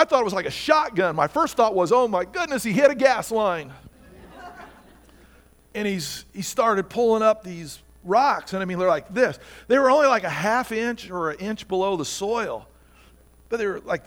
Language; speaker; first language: English; native; English